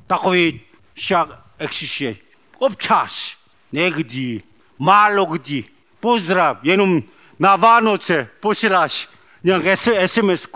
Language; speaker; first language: Czech; non-native, learner; Korean